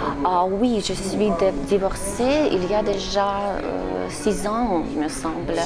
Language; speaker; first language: French; non-native, fluent; Russian